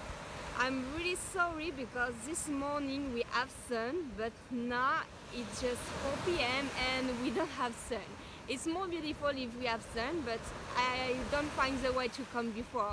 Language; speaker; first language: English; non-native, learner; French